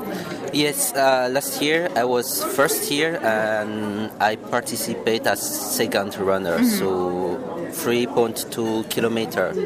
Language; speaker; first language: English; non-native, fluent; Malagasy